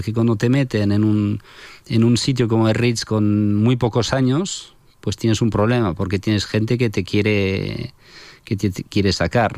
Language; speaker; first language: Spanish; non-native, fluent; French